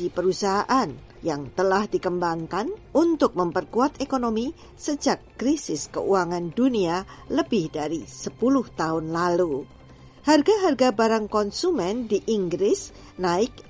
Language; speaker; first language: Indonesian; native; Indonesian